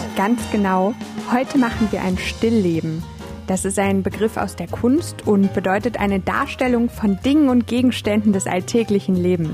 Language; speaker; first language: German; native; German